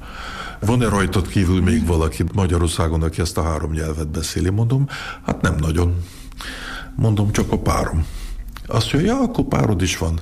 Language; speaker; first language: Hungarian; early bilingual, heritage; Hungarian